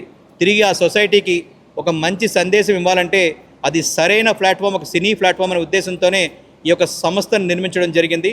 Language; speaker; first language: Telugu; native; Telugu